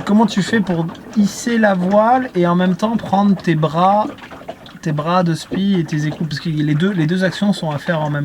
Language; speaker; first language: French; native; French